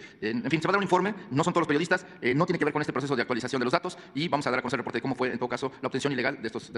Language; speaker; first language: Spanish; native; Spanish